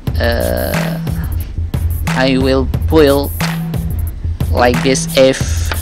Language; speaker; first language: English; non-native, learner; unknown